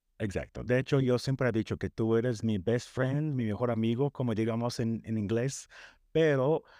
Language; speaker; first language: Spanish; non-native, fluent; English